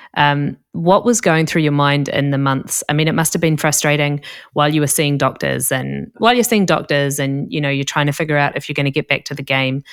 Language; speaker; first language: English; native; English